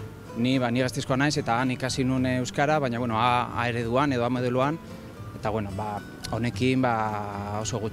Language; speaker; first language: Basque; non-native, local second language; Spanish